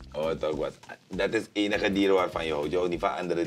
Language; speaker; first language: Dutch; native; Dutch